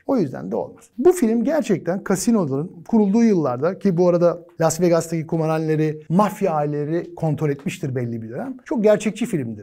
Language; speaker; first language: Turkish; native; Turkish